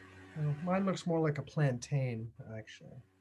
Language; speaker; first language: English; native; English